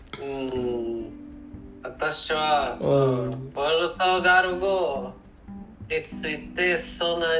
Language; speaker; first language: Japanese; non-native, learner; Bangla